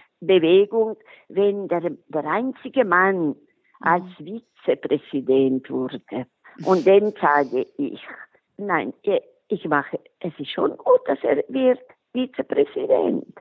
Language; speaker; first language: German; non-native, local second language; Italian